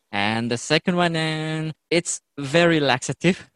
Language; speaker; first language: English; non-native, fluent; Indonesian